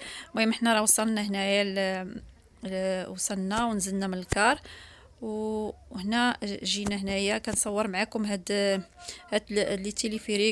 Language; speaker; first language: Arabic; native; Arabic